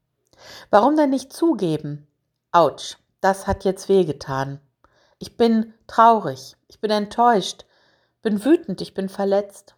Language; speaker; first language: German; native; German